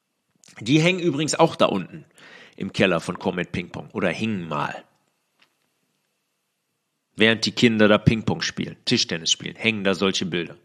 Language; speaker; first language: German; native; German